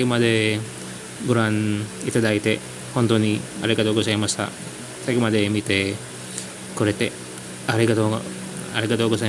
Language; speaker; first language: Japanese; non-native, fluent; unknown